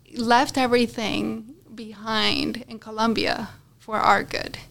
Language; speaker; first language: English; non-native, fluent; Spanish